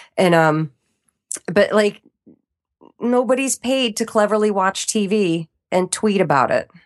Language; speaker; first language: English; native; English